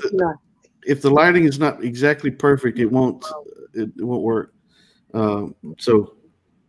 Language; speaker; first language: English; native; English